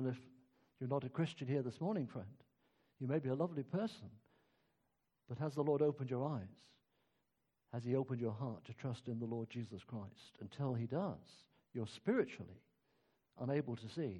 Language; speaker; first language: English; native; English